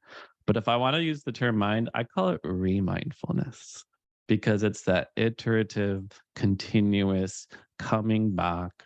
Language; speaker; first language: English; native; English